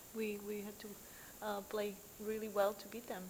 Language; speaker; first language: English; non-native, fluent; Czech